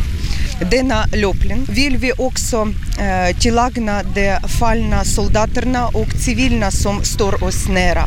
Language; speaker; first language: Swedish; non-native, learner; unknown